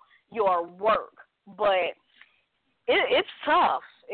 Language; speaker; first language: English; native; English